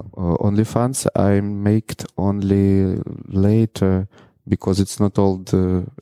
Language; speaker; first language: English; non-native, learner; Ukrainian